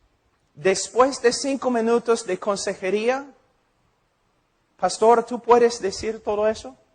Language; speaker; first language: Spanish; non-native, fluent; English